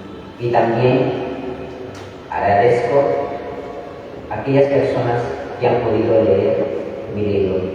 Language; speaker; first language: Spanish; non-native, local second language; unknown